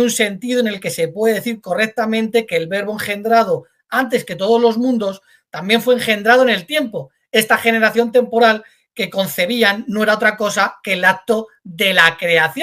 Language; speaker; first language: Spanish; native; Spanish